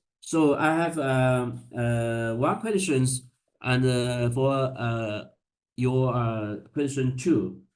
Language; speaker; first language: English; non-native, learner; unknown